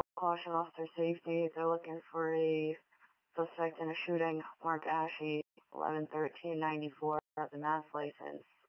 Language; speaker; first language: English; native; English